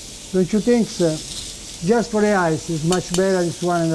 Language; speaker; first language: English; non-native, learner; Italian